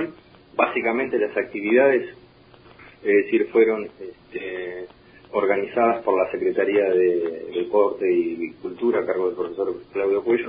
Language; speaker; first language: Spanish; native; Spanish